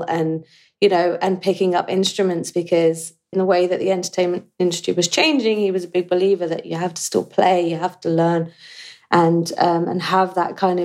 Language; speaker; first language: English; native; English